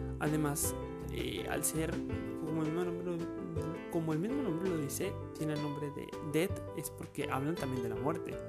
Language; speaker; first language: Spanish; native; Spanish